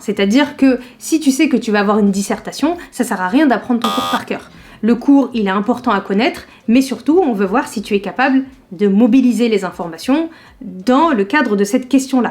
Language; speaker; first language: French; native; French